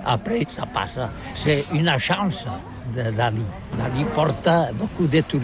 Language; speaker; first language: French; non-native, learner; Catalan